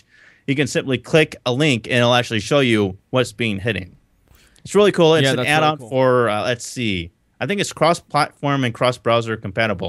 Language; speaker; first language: English; native; English